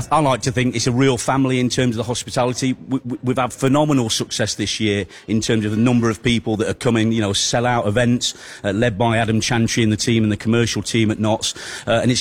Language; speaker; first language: English; native; English